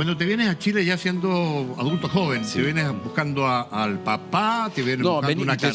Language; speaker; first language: Spanish; native; Spanish